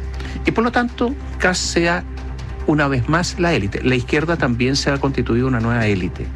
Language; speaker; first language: Spanish; native; Spanish